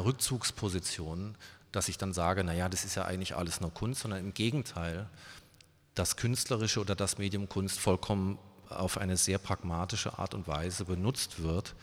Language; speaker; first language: German; native; German